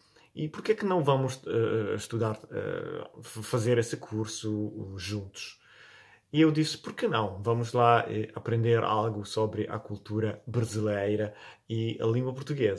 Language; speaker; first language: Portuguese; non-native, fluent; Italian